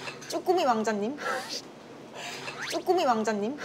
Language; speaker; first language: Korean; native; Korean